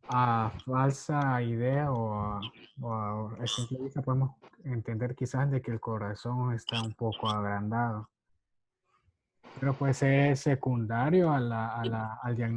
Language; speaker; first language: Spanish; native; Spanish